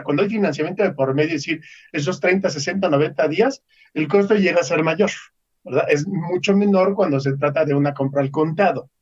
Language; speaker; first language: Spanish; native; Spanish